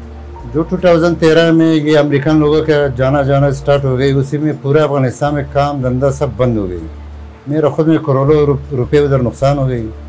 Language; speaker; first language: Hindi; non-native, fluent; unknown